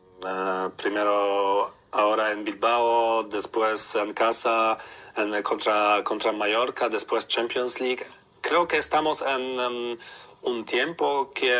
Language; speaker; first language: Spanish; non-native, learner; Polish